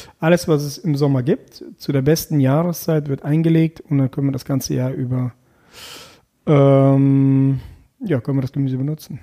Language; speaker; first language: German; early bilingual, other home language; Russian